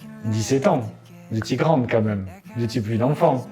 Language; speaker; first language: French; native; French